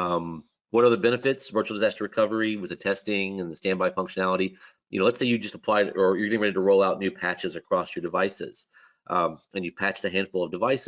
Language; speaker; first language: English; native; English